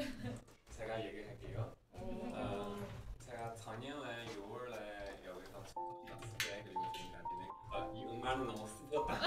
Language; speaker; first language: Korean; non-native, learner; Chinese